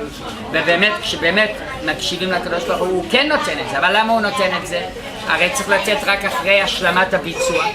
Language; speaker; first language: Hebrew; non-native, fluent; English